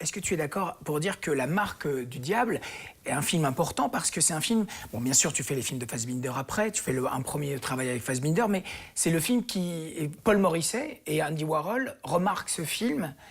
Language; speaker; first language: French; native; French